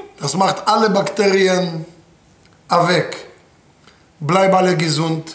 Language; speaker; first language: German; non-native, fluent; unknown